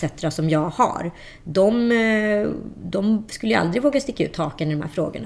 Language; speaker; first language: Swedish; native; Swedish